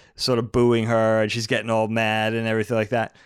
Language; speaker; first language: English; native; English